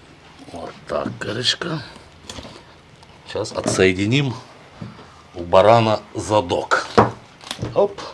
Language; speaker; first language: Russian; native; Russian